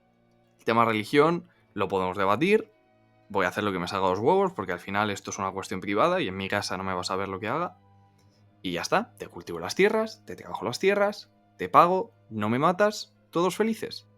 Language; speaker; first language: Spanish; native; Spanish